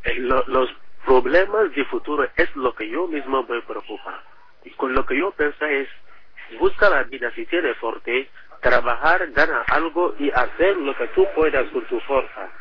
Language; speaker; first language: Spanish; non-native, learner; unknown